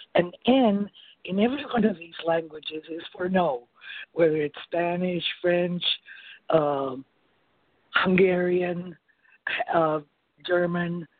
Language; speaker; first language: English; non-native, fluent; Spanish